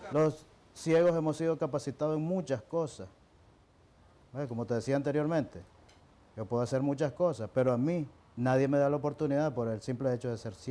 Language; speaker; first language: Spanish; native; Spanish